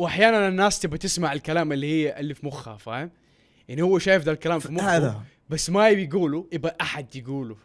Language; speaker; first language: Arabic; native; Arabic